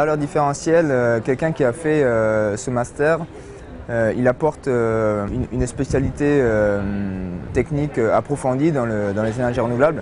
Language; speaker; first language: French; native; French